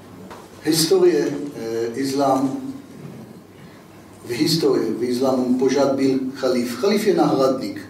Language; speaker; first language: Czech; non-native, fluent; Hebrew